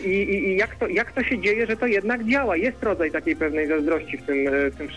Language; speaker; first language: Polish; native; Polish